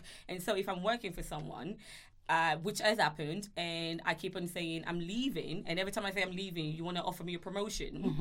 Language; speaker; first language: English; non-native, local second language; Yoruba